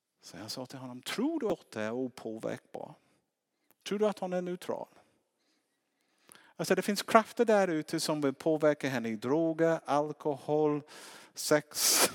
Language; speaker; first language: Swedish; non-native, fluent; English